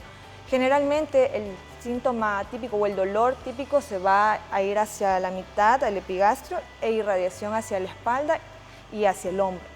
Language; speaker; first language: Spanish; native; Spanish